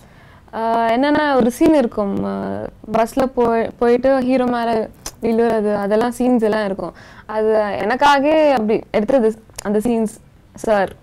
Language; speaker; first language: Tamil; non-native, local second language; Telugu